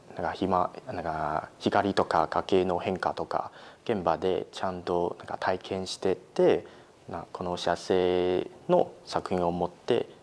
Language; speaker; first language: Japanese; non-native, fluent; Chinese